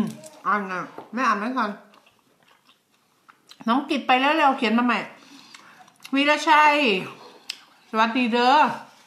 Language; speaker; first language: Thai; native; Thai